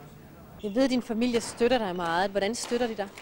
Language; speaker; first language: Danish; native; Danish